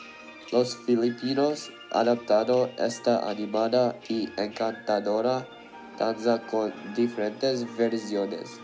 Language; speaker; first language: Spanish; non-native, learner; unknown